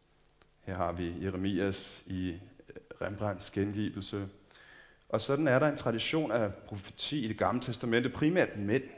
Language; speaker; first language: Danish; native; Danish